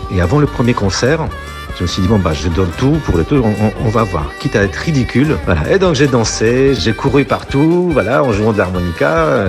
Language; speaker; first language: French; non-native, fluent; Polish